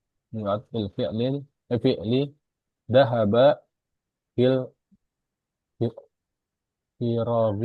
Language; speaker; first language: Arabic; non-native, learner; Indonesian